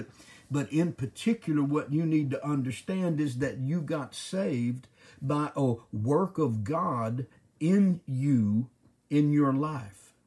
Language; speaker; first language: English; native; English